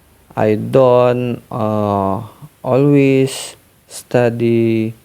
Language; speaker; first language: English; non-native, learner; Indonesian